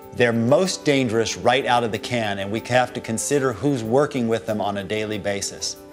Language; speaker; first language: English; native; English